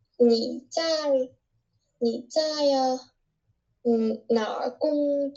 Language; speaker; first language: Chinese; non-native, learner; Vietnamese